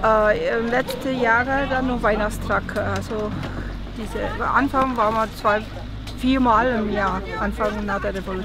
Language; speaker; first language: German; non-native, fluent; Romanian